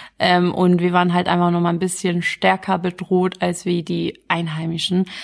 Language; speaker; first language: German; early bilingual, other home language; Arabic